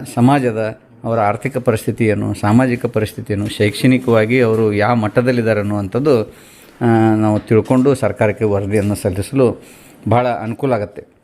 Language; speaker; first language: Kannada; native; Kannada